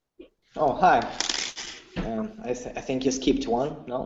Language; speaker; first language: English; non-native, learner; Russian